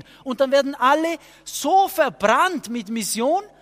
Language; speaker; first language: German; non-native, fluent; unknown